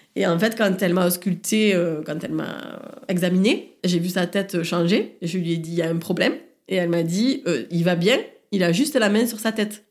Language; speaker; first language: French; native; French